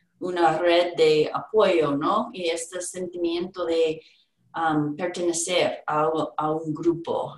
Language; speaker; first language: Spanish; non-native, learner; English